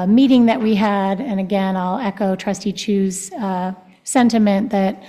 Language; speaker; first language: English; non-native, fluent; Spanish